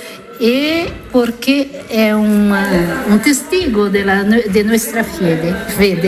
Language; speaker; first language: Spanish; non-native, fluent; Italian